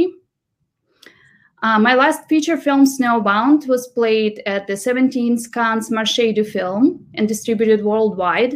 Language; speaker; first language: English; non-native, fluent; Russian